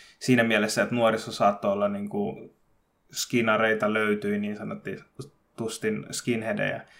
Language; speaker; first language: Finnish; early bilingual, other home language; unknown